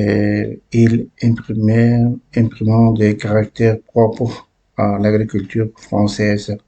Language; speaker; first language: French; non-native, learner; Uzbek